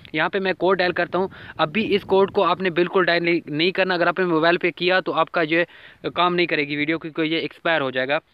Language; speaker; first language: Urdu; non-native, local second language; Punjabi